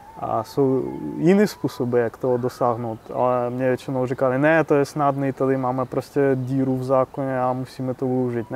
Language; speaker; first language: Czech; non-native, fluent; Russian